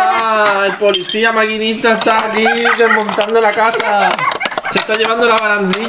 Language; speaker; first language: Spanish; native; Spanish